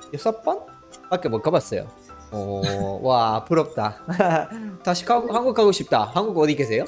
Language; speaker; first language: Korean; non-native, fluent; Spanish